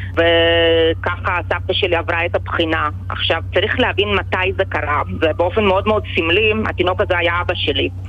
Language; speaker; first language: Hebrew; early bilingual, other home language; Russian